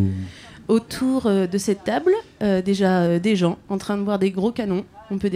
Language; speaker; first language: French; native; French